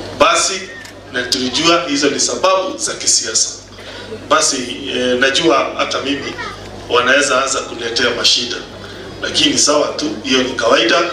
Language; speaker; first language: Swahili; non-native, local second language; Kikuyu